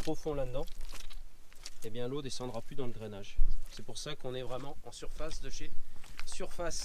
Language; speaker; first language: French; native; French